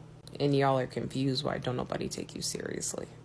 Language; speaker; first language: English; native; English